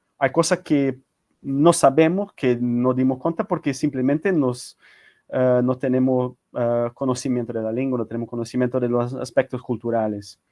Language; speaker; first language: Spanish; non-native, fluent; Portuguese